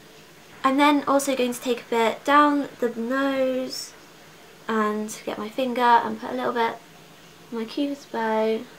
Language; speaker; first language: English; native; English